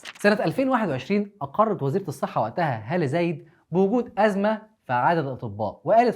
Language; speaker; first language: Arabic; native; Arabic